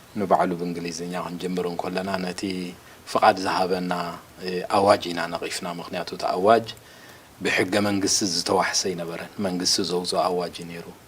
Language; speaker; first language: Tigrinya; native; Tigrinya